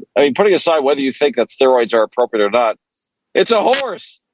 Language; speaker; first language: English; non-native, fluent; French